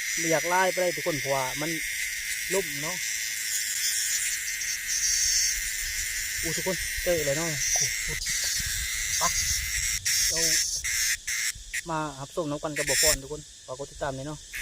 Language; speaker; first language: Thai; non-native, local second language; Northeastern Thai